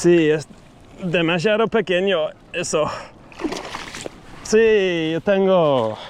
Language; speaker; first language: Spanish; non-native, learner; English